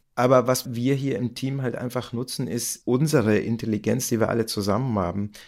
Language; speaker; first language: German; native; German